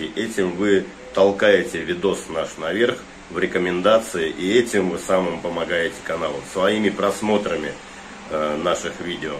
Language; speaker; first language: Russian; native; Russian